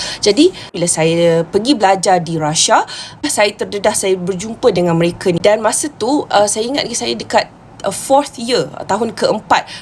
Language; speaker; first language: Malay; native; Malay